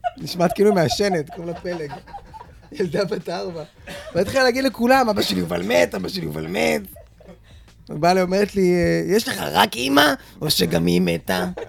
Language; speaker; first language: Hebrew; native; Hebrew